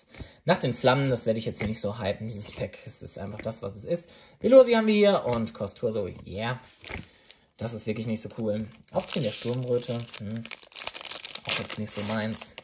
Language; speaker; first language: German; native; German